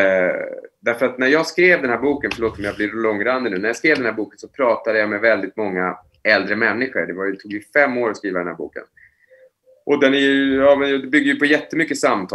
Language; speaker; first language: Swedish; native; Swedish